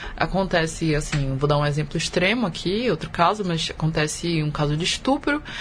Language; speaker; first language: Portuguese; native; Portuguese